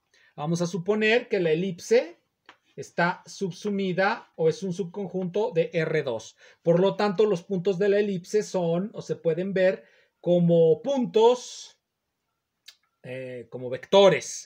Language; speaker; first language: Spanish; native; Spanish